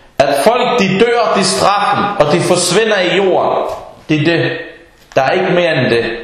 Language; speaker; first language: Danish; early bilingual, other home language; Arabic